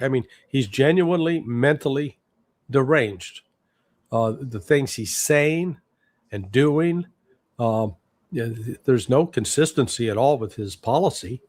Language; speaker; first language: English; native; English